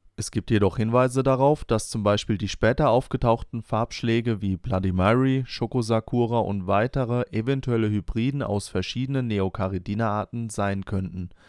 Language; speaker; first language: German; native; German